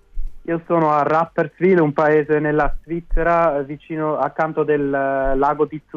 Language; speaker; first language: Italian; non-native, fluent; German